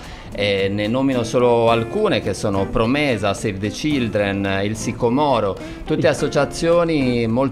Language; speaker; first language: Italian; native; Italian